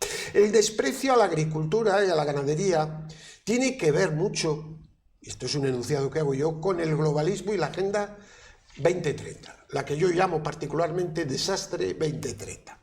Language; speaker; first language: Spanish; native; Spanish